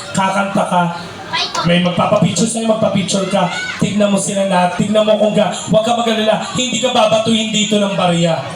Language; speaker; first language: Filipino; native; Filipino